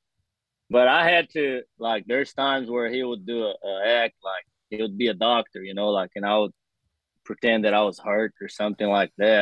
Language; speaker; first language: English; non-native, fluent; Portuguese